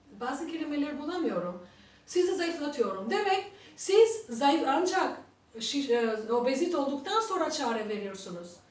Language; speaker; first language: Turkish; non-native, fluent; Albanian